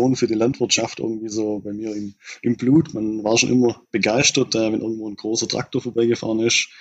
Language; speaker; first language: German; native; German